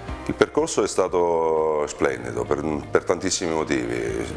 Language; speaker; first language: Italian; native; Italian